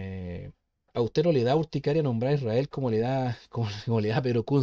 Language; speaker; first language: Spanish; native; Spanish